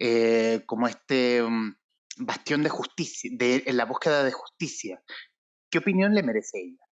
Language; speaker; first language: Spanish; native; Spanish